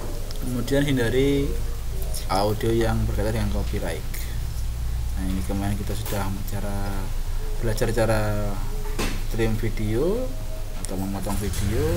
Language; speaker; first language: Indonesian; native; Indonesian